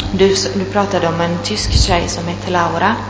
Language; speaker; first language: Swedish; non-native, fluent; Italian